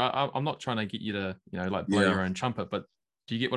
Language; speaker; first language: English; native; English